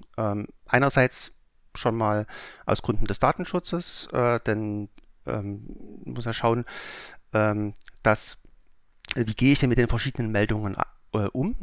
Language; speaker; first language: German; native; German